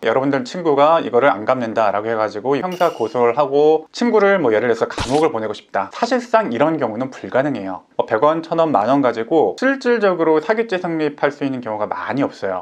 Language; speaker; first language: Korean; native; Korean